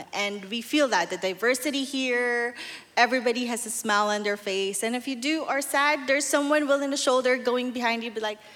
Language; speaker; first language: English; non-native, local second language; Filipino